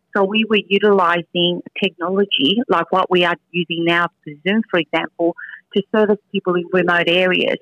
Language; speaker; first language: English; early bilingual, other home language; Spanish